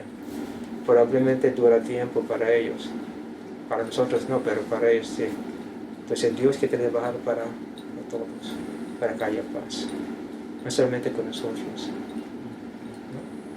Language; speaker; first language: Spanish; non-native, learner; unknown